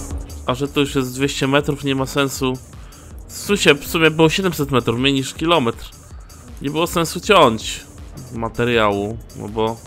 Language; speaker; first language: Polish; native; Polish